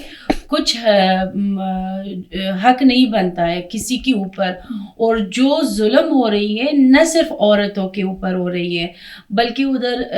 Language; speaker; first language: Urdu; non-native, fluent; Persian